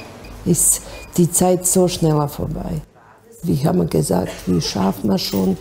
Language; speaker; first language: German; non-native, learner; Bosnian